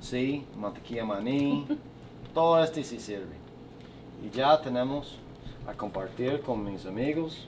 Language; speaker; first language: Spanish; non-native, learner; English